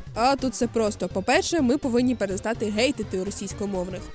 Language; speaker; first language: Ukrainian; non-native, local second language; Russian